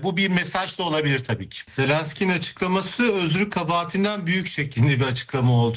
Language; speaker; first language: Turkish; native; Turkish